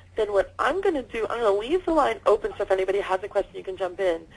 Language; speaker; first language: English; native; English